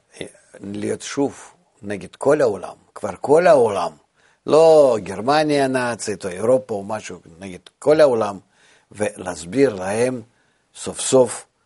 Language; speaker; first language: Hebrew; non-native, fluent; Russian